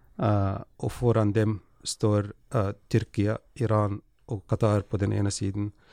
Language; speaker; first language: Norwegian; non-native, fluent; Arabic